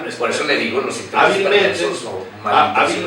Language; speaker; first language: Spanish; native; Spanish